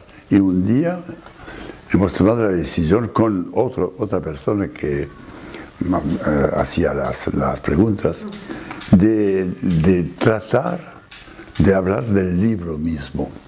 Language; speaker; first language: Spanish; non-native, fluent; French